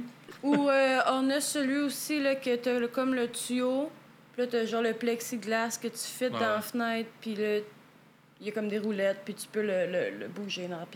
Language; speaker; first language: French; native; French